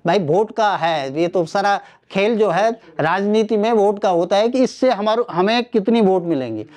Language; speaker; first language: Hindi; non-native, local second language; Garhwali